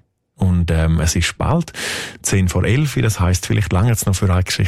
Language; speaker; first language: German; native; German